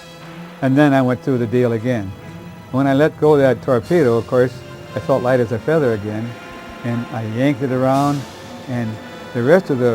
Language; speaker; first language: English; native; English